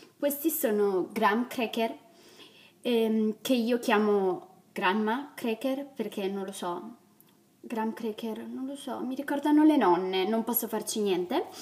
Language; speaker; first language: Italian; native; Italian